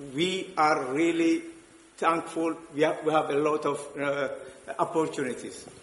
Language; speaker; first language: English; non-native, local second language; Amharic